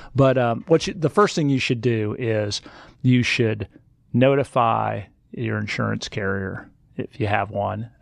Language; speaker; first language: English; native; English